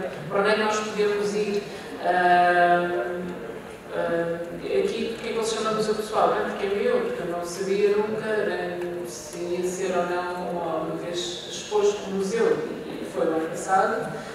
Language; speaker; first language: Portuguese; native; Portuguese